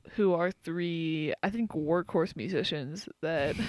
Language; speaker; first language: English; native; English